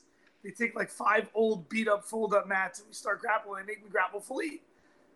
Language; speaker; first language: English; native; English